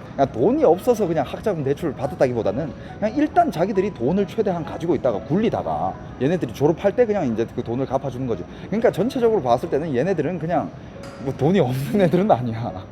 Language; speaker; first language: Korean; native; Korean